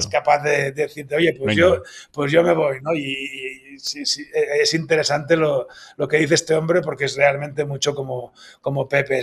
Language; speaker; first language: Spanish; native; Spanish